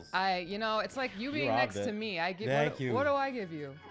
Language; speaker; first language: English; native; English